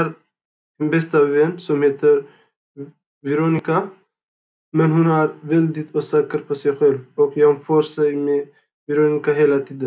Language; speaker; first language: Swedish; non-native, learner; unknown